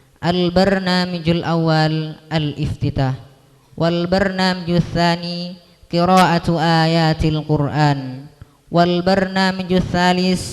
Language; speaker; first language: Arabic; non-native, learner; Indonesian